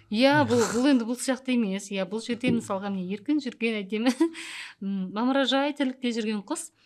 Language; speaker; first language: Kazakh; native; Kazakh